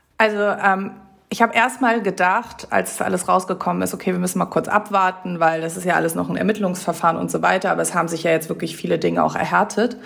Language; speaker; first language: German; early bilingual, other home language; Persian